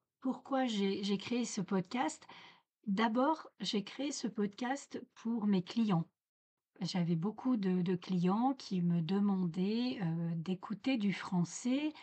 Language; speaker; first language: French; native; French